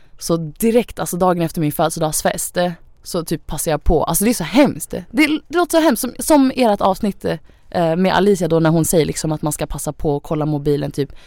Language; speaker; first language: Swedish; early bilingual, other home language; Thai